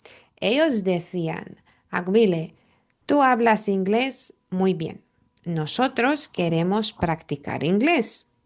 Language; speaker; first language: Spanish; non-native, fluent; Lithuanian